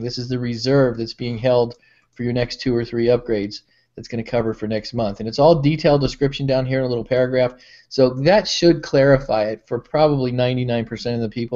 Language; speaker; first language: English; native; English